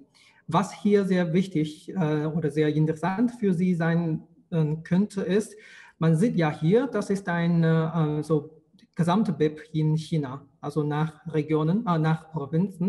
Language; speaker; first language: German; non-native, fluent; Chinese